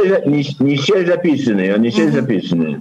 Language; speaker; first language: Russian; early bilingual, heritage; Russian